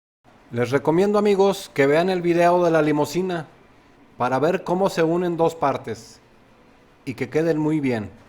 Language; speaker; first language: Spanish; native; Spanish